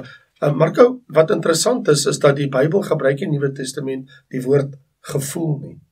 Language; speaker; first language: Afrikaans; native; Afrikaans